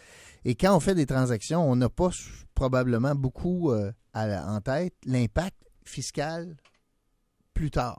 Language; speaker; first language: French; native; French